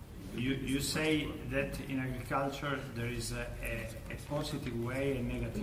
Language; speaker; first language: English; non-native, learner; Italian